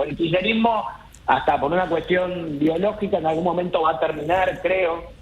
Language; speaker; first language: Spanish; native; Spanish